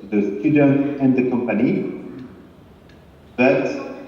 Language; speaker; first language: English; non-native, fluent; French